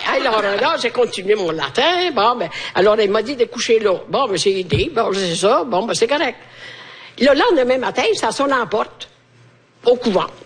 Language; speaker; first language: French; non-native, fluent; Italian